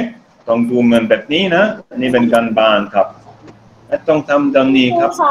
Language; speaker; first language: Thai; non-native, learner; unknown